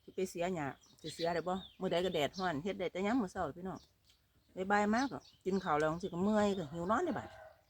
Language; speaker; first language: Thai; native; Thai